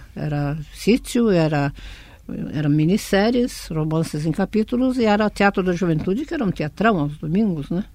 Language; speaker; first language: Portuguese; early bilingual, other home language; Russian